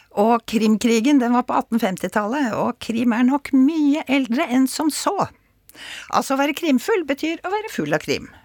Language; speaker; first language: Norwegian; native; Norwegian